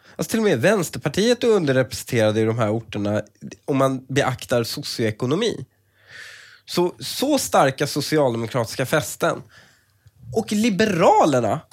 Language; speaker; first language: Swedish; early bilingual, other home language; Persian